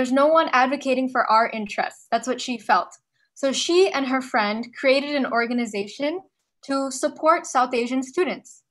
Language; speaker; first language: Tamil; early bilingual, heritage; Tamil